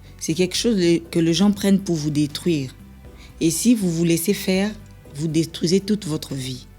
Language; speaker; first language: French; non-native, local second language; Lingala